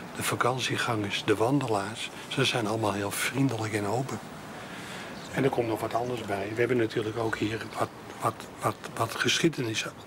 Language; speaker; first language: Dutch; native; Dutch